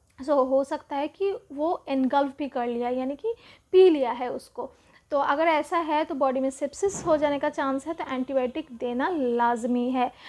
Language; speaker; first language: Hindi; non-native, local second language; Bangla